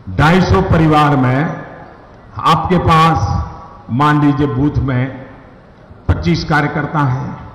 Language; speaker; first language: Hindi; non-native, local second language; Gujarati